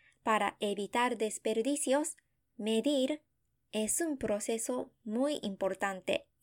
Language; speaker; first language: Spanish; non-native, fluent; Japanese